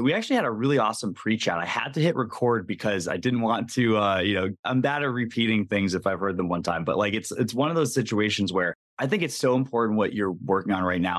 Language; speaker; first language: English; native; English